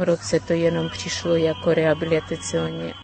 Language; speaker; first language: Czech; early bilingual, heritage; Ukrainian